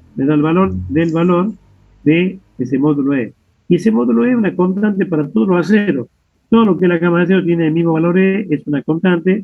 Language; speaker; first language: Spanish; native; Spanish